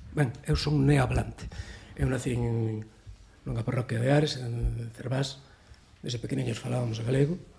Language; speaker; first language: Galician; native; Galician